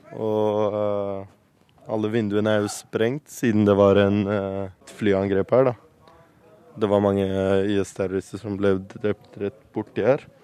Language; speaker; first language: Norwegian; early bilingual, other home language; Kurdish